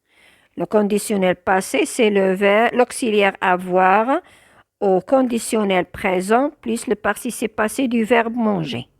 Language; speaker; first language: French; non-native, local second language; Arabic